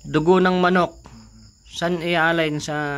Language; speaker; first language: Filipino; native; Filipino